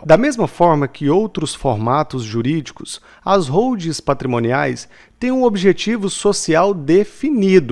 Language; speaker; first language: Portuguese; native; Portuguese